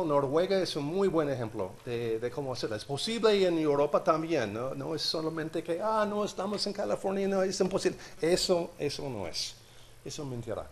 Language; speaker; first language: Spanish; non-native, learner; English